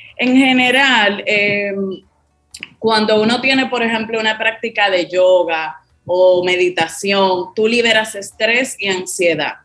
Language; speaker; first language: Spanish; native; Spanish